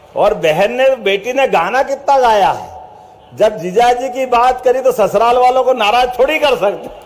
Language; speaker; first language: Hindi; native; Hindi